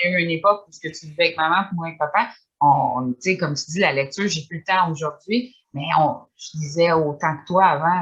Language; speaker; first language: French; native; French